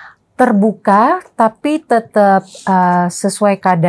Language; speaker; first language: Indonesian; native; Indonesian